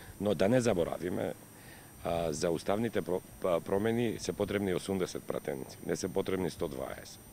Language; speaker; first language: Macedonian; non-native, local second language; Albanian